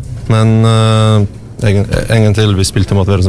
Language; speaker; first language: Norwegian; non-native, learner; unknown